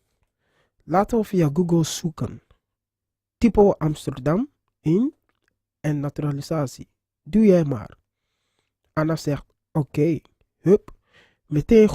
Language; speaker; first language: Dutch; non-native, fluent; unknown